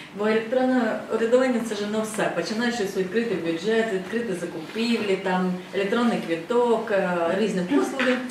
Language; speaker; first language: Ukrainian; non-native, fluent; Estonian